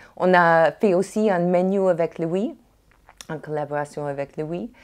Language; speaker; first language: French; non-native, fluent; English